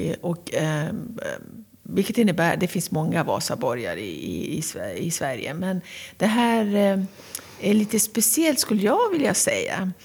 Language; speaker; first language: Swedish; non-native, fluent; Persian